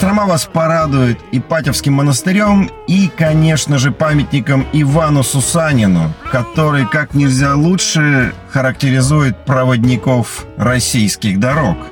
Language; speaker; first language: Russian; native; Russian